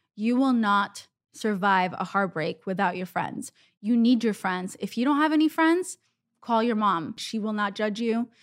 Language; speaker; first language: English; non-native, fluent; Hebrew